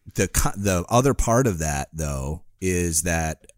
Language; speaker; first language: English; native; English